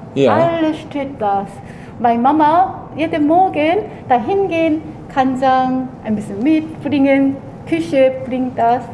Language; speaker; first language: German; non-native, learner; Korean